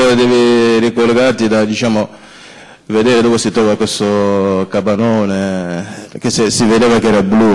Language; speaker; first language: Italian; non-native, fluent; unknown